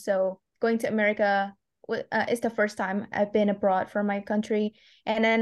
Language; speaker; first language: English; non-native, fluent; Indonesian